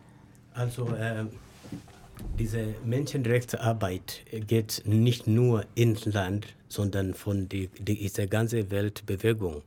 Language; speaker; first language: German; non-native, learner; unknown